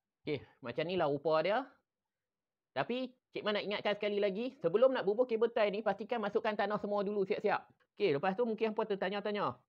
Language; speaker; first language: Malay; native; Malay